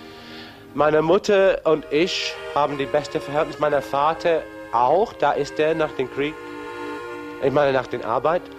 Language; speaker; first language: German; non-native, fluent; English